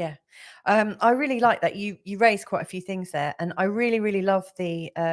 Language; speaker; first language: English; native; English